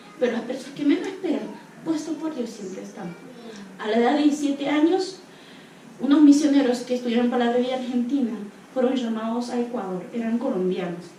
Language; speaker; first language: Spanish; non-native, local second language; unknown